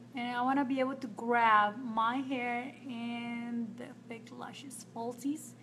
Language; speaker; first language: English; non-native, fluent; Spanish